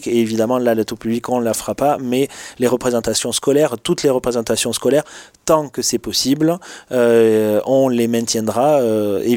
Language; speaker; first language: French; native; French